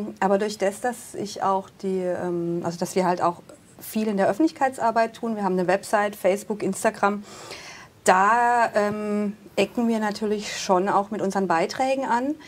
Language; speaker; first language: German; native; German